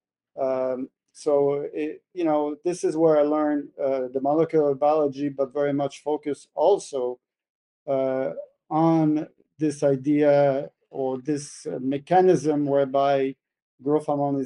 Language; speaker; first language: English; native; English